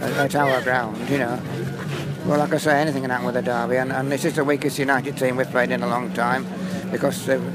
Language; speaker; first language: English; native; English